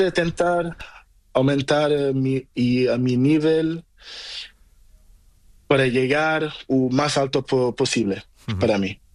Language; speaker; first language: Spanish; non-native, learner; Portuguese